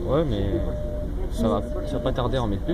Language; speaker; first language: French; native; French